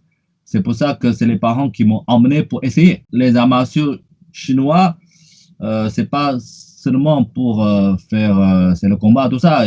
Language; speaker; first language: French; non-native, fluent; Chinese